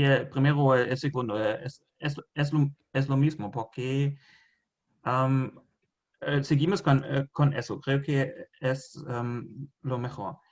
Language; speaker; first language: Spanish; non-native, fluent; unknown